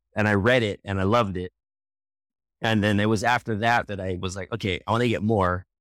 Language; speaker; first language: English; native; English